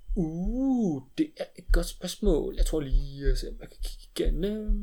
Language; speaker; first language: Danish; native; Danish